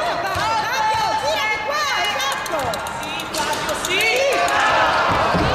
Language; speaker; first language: Italian; native; Italian